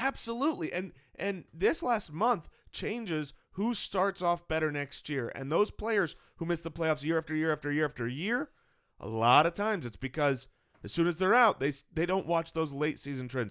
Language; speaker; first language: English; native; English